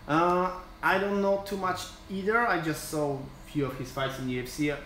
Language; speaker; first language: English; non-native, fluent; Polish